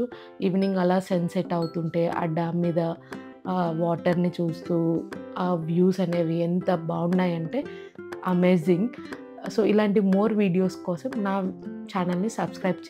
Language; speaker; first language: Telugu; native; Telugu